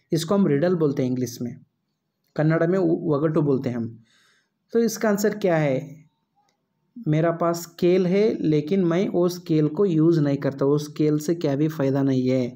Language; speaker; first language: Hindi; non-native, local second language; Kannada